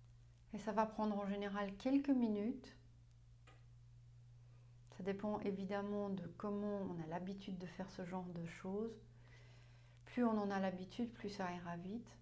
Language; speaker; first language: French; non-native, fluent; German